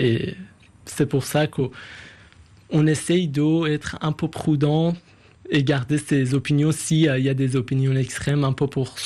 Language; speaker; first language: French; non-native, fluent; Persian